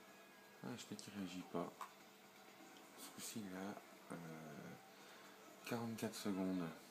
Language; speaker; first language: French; native; French